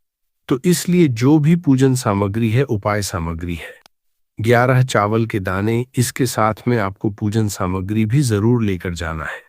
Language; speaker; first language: Hindi; native; Hindi